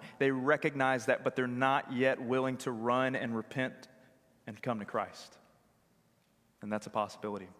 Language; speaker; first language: English; native; English